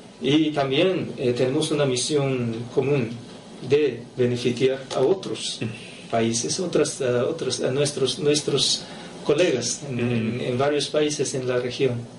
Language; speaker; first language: Spanish; non-native, fluent; Japanese